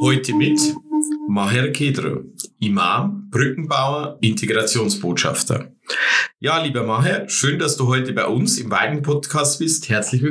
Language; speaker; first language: German; native; German